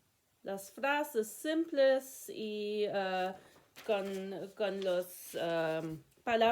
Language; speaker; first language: Spanish; non-native, learner; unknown